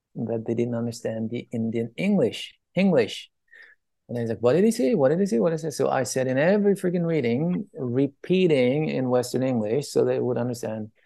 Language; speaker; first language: English; early bilingual, other home language; Persian